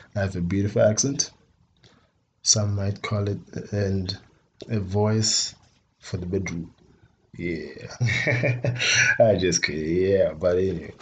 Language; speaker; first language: English; non-native, local second language; Tswana